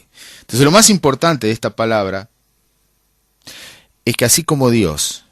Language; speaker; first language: Spanish; native; Spanish